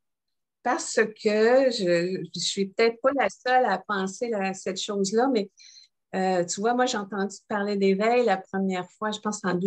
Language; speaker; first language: French; native; French